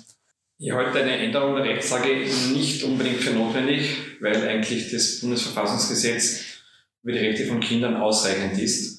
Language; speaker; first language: German; native; German